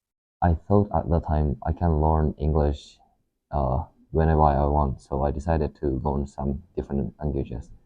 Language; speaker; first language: English; non-native, learner; Japanese